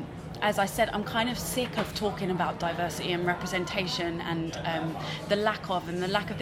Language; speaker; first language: English; native; English